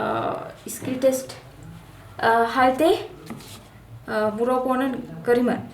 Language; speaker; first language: Korean; non-native, learner; Sinhala